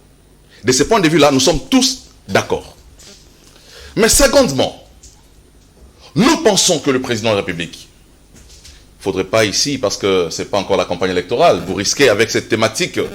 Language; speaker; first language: French; non-native, local second language; Lingala